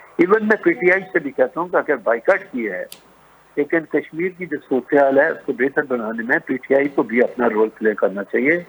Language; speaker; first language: Urdu; non-native, local second language; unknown